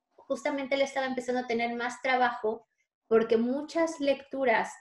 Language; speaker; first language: Spanish; native; Spanish